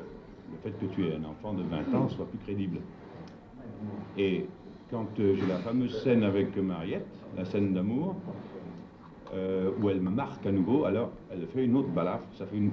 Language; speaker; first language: French; native; French